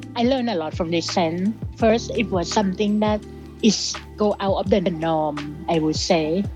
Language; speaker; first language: English; non-native, fluent; Thai